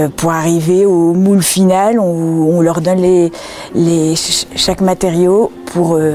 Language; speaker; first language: French; native; French